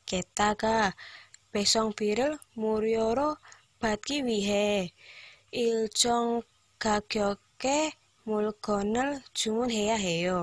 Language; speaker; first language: Korean; non-native, learner; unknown